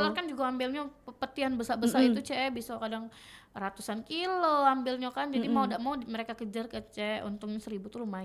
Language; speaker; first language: Indonesian; native; Indonesian